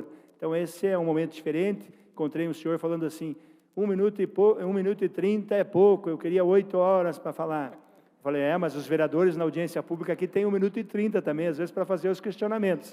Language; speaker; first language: Portuguese; native; Portuguese